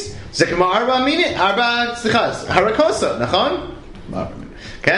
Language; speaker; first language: Hebrew; non-native, fluent; English